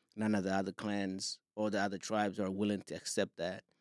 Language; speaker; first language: English; non-native, fluent; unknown